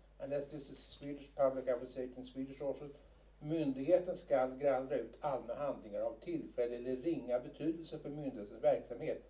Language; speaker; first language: Swedish; native; Swedish